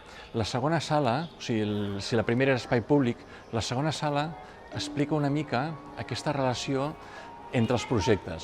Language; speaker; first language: Catalan; native; Catalan